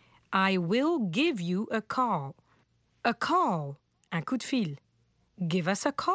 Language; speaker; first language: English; non-native, fluent; French